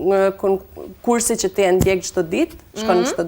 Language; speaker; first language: Albanian; native; Albanian